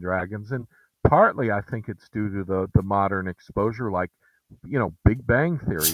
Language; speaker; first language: English; native; English